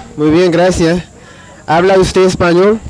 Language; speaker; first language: Spanish; non-native, fluent; English